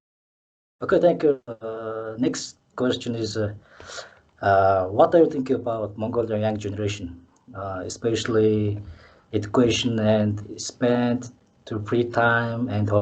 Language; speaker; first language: English; non-native, learner; Mongolian